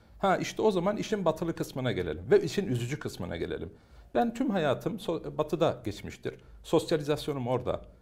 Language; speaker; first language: Turkish; early bilingual, heritage; Turkish